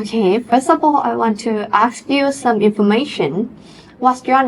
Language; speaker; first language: English; non-native, fluent; Vietnamese